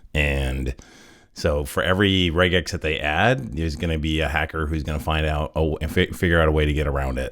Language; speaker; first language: English; native; English